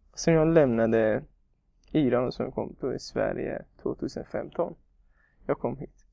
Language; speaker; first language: Swedish; non-native, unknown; Persian